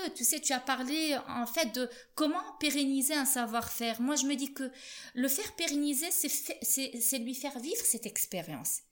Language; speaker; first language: French; non-native, local second language; Arabic